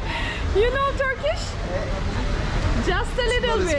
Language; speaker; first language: English; non-native, learner; Turkish